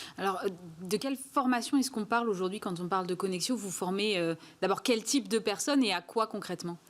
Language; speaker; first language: French; native; French